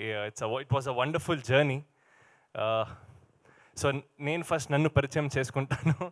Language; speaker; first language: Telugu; non-native, learner; Kannada